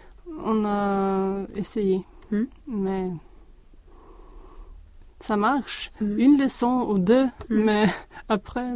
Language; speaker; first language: French; non-native, learner; Swedish